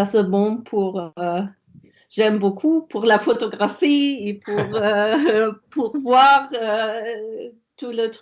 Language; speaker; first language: French; non-native, learner; German